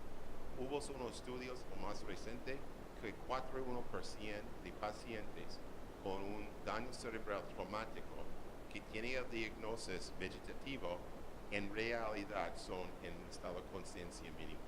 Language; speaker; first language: Spanish; non-native, learner; English